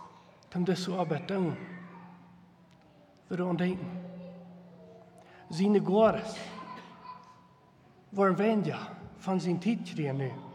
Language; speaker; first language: German; non-native, local second language; Plautdietsch